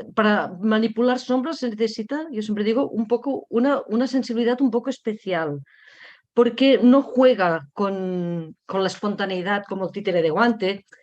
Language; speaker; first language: Spanish; non-native, local second language; Catalan